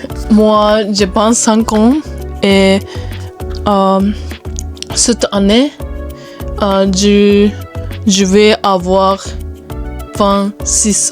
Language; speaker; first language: French; non-native, learner; Japanese